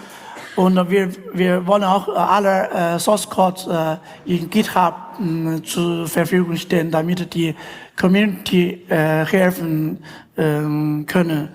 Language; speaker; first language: German; non-native, learner; Chinese